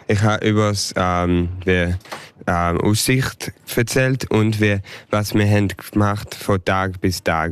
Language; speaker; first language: German; early bilingual, heritage; English